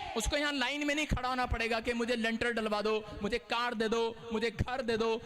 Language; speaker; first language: Hindi; non-native, local second language; Punjabi